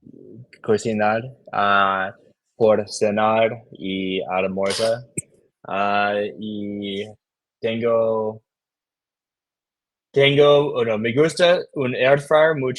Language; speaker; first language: Spanish; non-native, learner; English